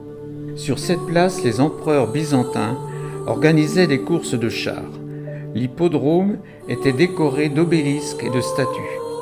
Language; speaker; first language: French; native; French